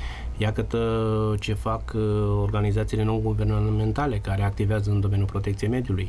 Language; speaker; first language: Romanian; native; Romanian